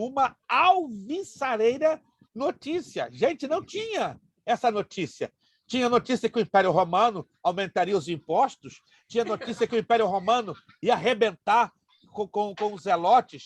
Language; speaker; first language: Portuguese; native; Portuguese